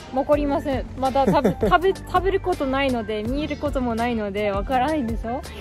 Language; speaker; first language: Japanese; non-native, learner; German